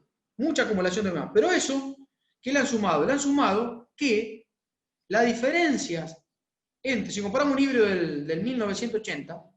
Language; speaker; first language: Spanish; native; Spanish